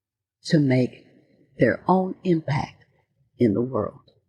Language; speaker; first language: English; native; English